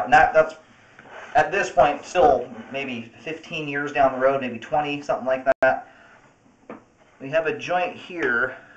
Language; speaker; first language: English; native; English